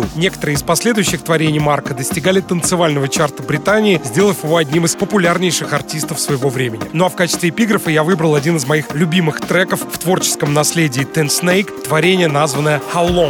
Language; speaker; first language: Russian; native; Russian